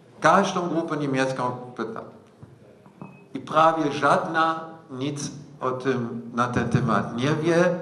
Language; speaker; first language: Polish; non-native, fluent; German